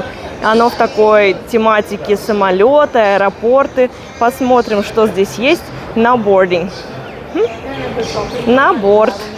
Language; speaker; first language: Russian; native; Russian